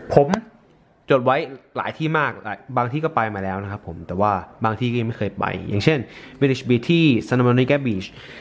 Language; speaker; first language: Thai; native; Thai